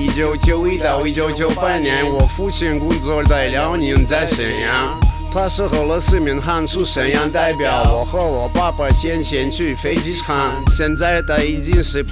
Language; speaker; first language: Chinese; non-native, learner; Russian